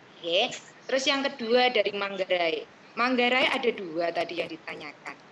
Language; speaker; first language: Indonesian; non-native, local second language; Javanese